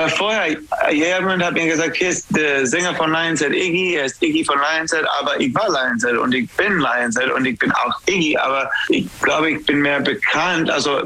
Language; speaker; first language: German; non-native, learner; English